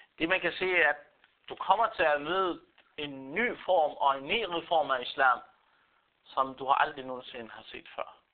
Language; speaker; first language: Danish; non-native, fluent; Arabic